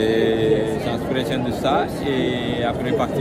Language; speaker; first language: French; non-native, learner; Tamil